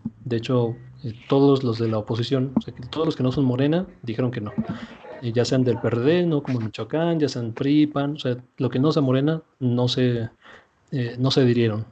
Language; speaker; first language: Spanish; native; Spanish